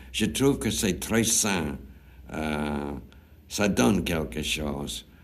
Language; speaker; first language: French; non-native, fluent; English